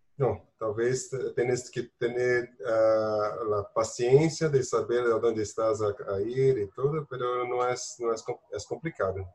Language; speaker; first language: Spanish; non-native, learner; Portuguese